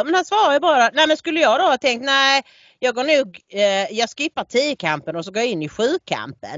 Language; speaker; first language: Swedish; native; Swedish